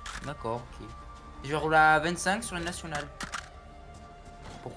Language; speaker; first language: French; native; French